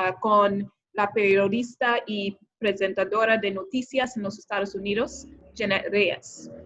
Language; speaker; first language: Spanish; non-native, fluent; English